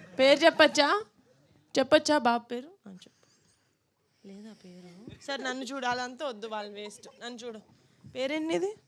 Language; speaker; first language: Telugu; native; Telugu